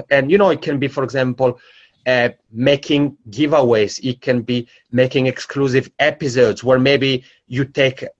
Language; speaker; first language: English; non-native, fluent; Italian